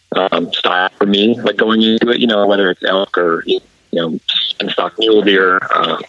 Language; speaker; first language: English; native; English